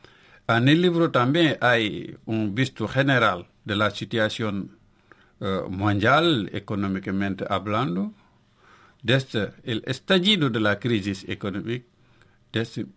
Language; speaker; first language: Spanish; non-native, local second language; Wolof